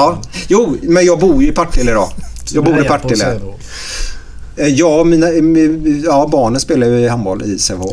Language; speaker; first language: Swedish; native; Swedish